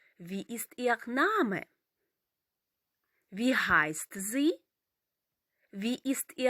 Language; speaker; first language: German; non-native, fluent; Ukrainian